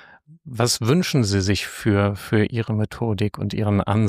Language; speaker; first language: German; native; German